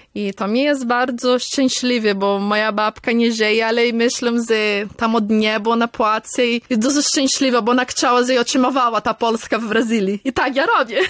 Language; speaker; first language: Polish; early bilingual, heritage; Polish